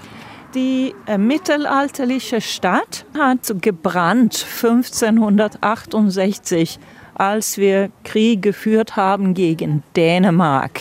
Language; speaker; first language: German; non-native, fluent; Swedish